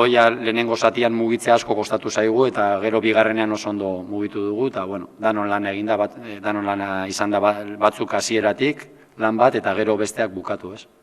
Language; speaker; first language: Basque; native; Basque